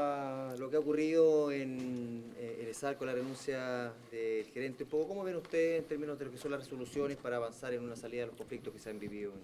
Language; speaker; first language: Spanish; native; Spanish